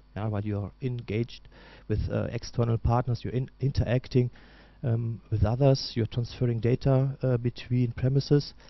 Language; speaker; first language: English; non-native, fluent; German